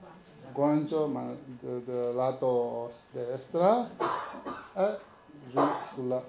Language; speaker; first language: Italian; non-native, learner; Tibetan